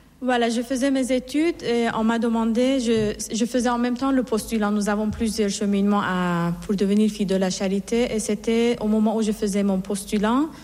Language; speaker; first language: French; non-native, fluent; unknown